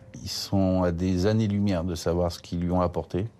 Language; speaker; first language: French; native; French